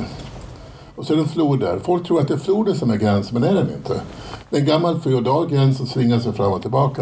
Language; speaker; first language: Swedish; native; Swedish